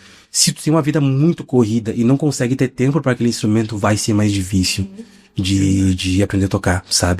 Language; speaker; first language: Portuguese; native; Portuguese